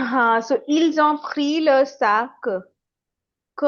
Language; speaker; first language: French; non-native, fluent; Hindi